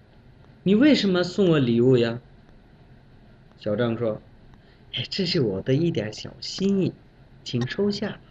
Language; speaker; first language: Chinese; non-native, fluent; Bangla